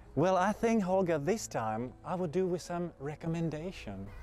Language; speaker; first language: English; non-native, fluent; Czech